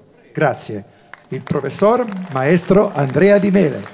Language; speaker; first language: Italian; native; Italian